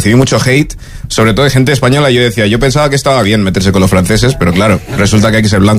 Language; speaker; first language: Spanish; early bilingual, other home language; English